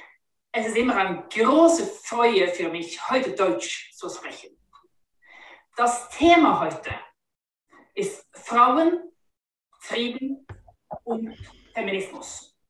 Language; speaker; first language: German; non-native, fluent; Norwegian